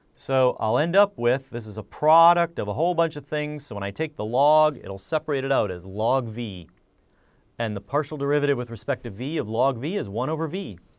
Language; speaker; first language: English; native; English